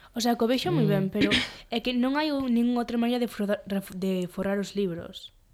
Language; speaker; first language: Galician; non-native, local second language; Spanish